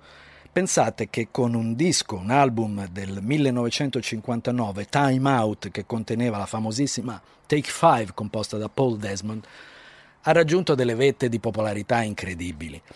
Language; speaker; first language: Italian; native; Italian